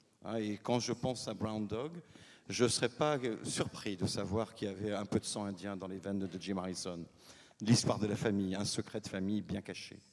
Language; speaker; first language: French; native; French